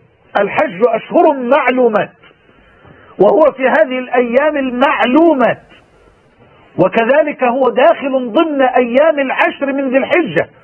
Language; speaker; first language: Arabic; native; Arabic